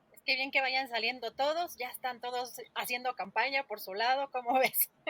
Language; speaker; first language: Spanish; native; Spanish